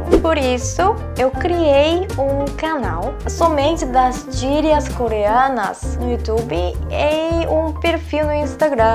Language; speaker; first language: Portuguese; non-native, fluent; Korean